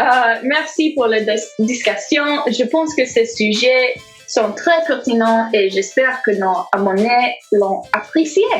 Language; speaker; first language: French; non-native, learner; English